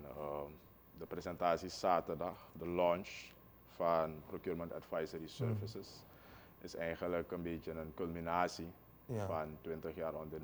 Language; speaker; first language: Dutch; native; Dutch